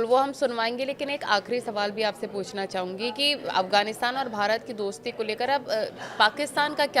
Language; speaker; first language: Hindi; native; Hindi